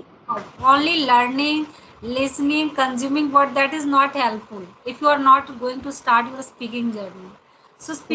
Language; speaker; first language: English; non-native, learner; Hindi